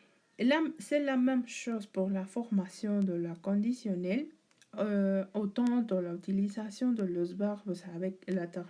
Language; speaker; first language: French; non-native, learner; Spanish